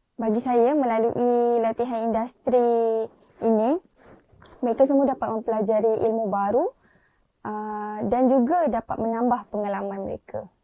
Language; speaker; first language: Malay; native; Malay